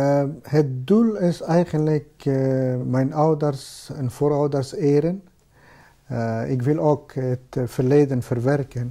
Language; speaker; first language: Dutch; non-native, fluent; Persian